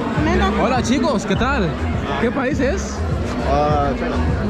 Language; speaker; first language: Spanish; non-native, learner; Swahili